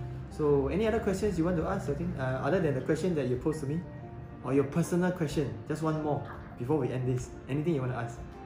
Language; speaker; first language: English; non-native, local second language; Chinese